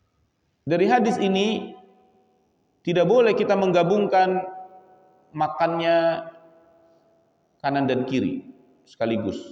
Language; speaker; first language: Indonesian; native; Indonesian